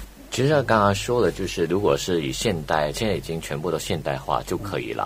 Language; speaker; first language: Chinese; native; Chinese